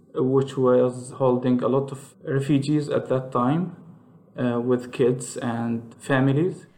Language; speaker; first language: English; non-native, fluent; Arabic